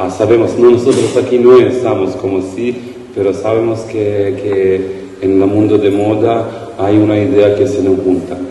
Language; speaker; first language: Spanish; non-native, learner; Bosnian